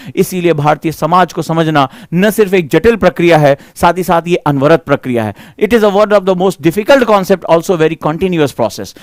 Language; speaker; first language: Hindi; native; Hindi